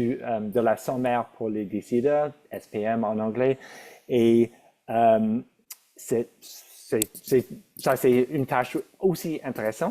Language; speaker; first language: French; non-native, local second language; English